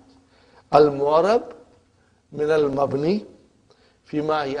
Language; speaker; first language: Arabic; non-native, fluent; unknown